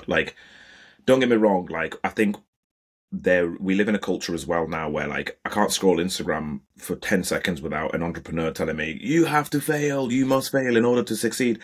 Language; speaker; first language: English; native; English